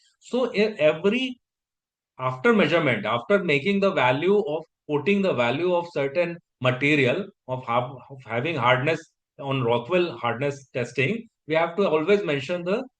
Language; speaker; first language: English; non-native, local second language; Hindi